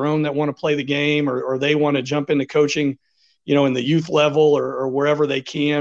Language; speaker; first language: English; native; English